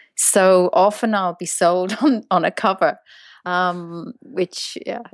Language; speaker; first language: English; native; English